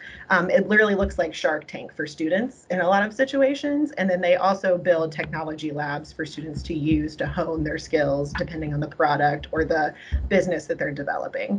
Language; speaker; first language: English; native; English